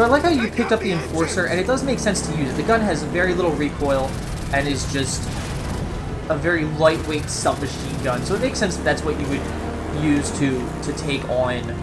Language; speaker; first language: English; native; English